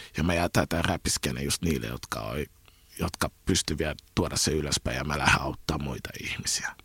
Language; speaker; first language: Finnish; early bilingual, other home language; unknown